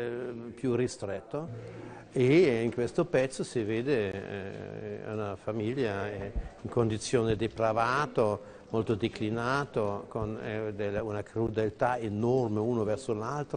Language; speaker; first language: Italian; non-native, fluent; German